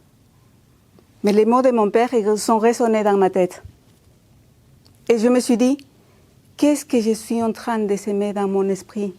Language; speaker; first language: French; non-native, fluent; Spanish